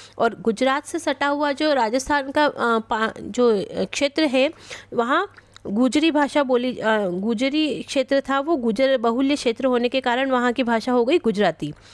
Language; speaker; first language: Hindi; native; Hindi